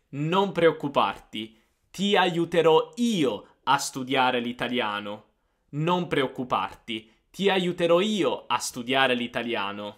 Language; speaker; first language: Italian; native; Italian